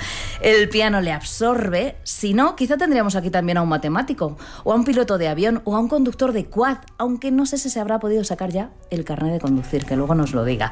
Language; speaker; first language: Spanish; native; Spanish